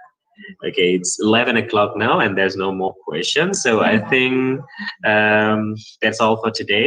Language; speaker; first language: English; non-native, fluent; Indonesian